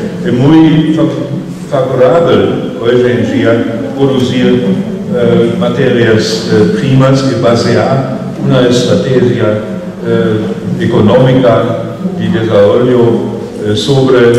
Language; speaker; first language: Portuguese; non-native, fluent; German